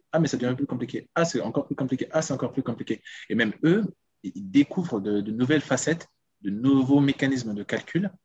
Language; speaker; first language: French; non-native, local second language; Sango